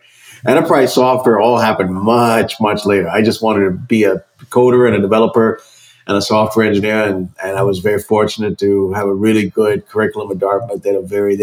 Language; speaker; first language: English; non-native, local second language; Malayalam